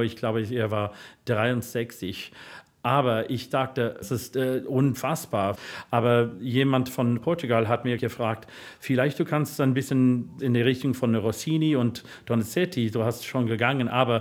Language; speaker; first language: German; non-native, fluent; English